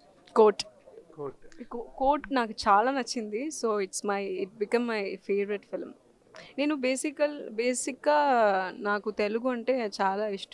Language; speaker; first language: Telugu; non-native, learner; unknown